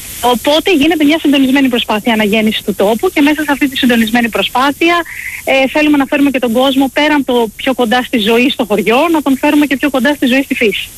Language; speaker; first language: Greek; native; Greek